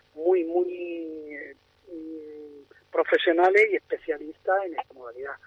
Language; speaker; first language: Spanish; native; Spanish